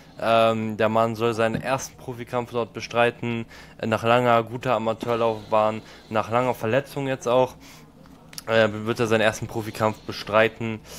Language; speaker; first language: German; native; German